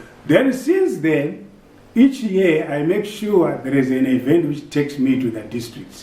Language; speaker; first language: English; non-native, local second language; Shona